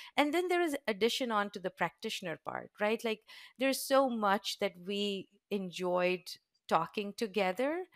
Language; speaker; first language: English; non-native, local second language; Hindi